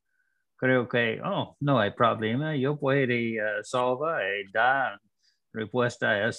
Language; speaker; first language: Spanish; non-native, learner; English